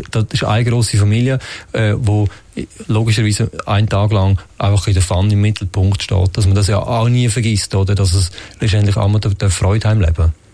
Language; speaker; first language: German; native; German